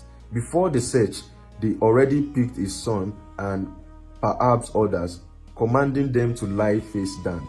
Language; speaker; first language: English; non-native, local second language; Yoruba